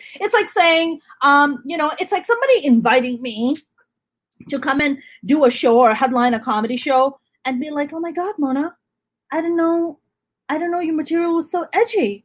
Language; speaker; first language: English; non-native, local second language; Urdu